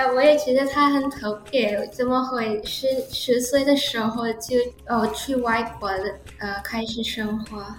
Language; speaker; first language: Chinese; early bilingual, heritage; Indonesian